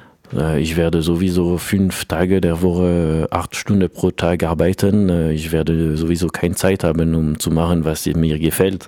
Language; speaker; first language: German; non-native, learner; French